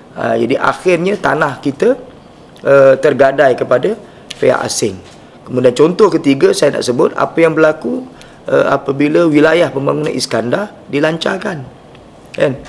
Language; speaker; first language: Malay; native; Malay